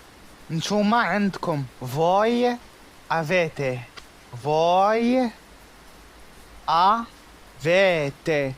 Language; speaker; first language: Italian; non-native, fluent; Arabic